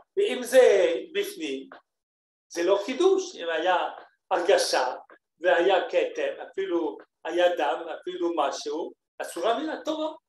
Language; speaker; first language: Hebrew; non-native, fluent; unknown